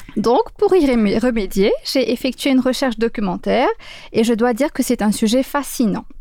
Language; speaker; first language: French; native; French